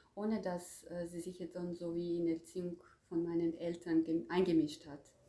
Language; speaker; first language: German; non-native, fluent; Croatian